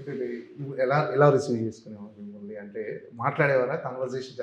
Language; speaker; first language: Telugu; native; Telugu